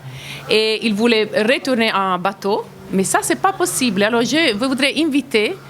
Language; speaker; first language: French; non-native, fluent; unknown